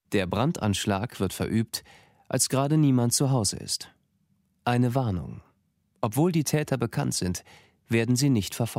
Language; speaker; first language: German; native; German